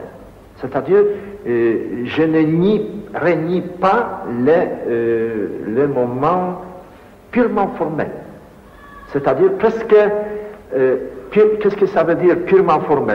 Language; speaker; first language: French; non-native, fluent; Polish